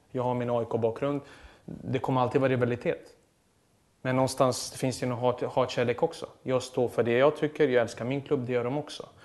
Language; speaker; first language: Swedish; early bilingual, other home language; Serbian